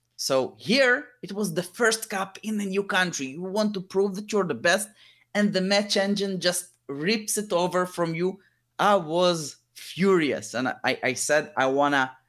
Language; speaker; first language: English; early bilingual, other home language; Hebrew